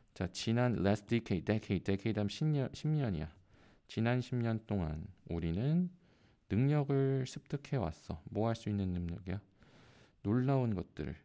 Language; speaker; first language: Korean; native; Korean